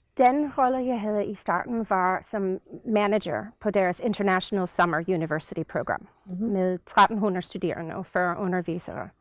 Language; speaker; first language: Danish; non-native, fluent; English